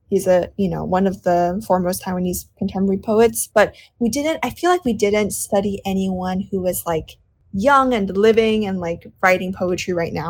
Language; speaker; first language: English; non-native, local second language; Cantonese